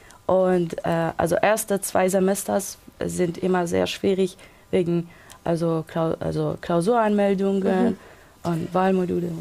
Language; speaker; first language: German; non-native, local second language; Persian